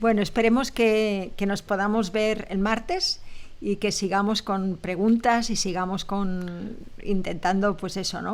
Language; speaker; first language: Spanish; native; Spanish